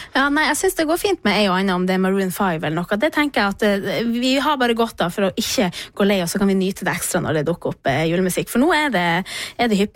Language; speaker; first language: Norwegian; native; Norwegian